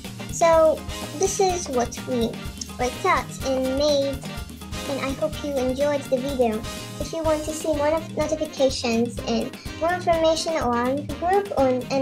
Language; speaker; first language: English; non-native, learner; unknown